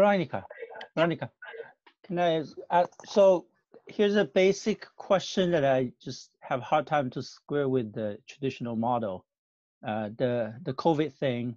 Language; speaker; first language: English; non-native, fluent; Chinese